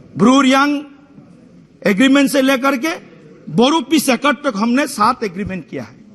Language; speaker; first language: Hindi; non-native, local second language; Assamese